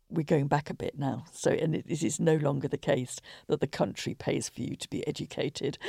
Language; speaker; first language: English; native; English